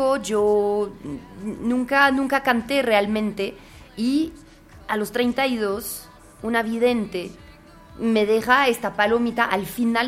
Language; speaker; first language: Spanish; non-native, fluent; French